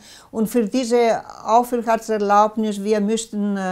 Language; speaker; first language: German; non-native, local second language; Greek